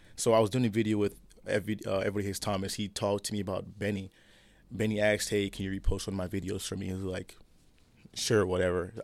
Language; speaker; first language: English; early bilingual, other home language; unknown